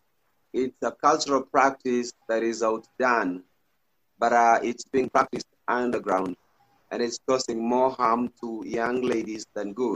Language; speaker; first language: English; non-native, local second language; Gusii